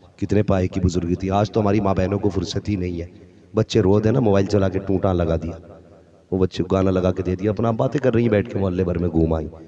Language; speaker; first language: Urdu; native; Urdu